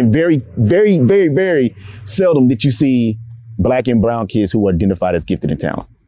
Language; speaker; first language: English; native; English